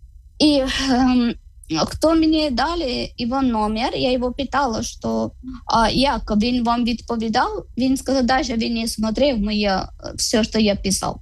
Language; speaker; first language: Ukrainian; non-native, learner; Malayalam